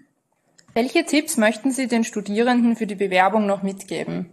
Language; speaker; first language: German; native; German